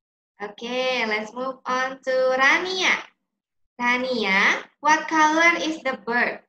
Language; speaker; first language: English; non-native, learner; Indonesian